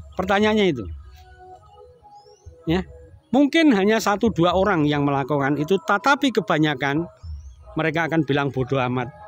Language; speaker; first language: Indonesian; native; Indonesian